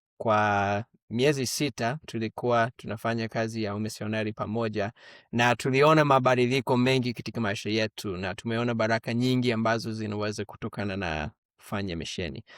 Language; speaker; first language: Swahili; non-native, fluent; English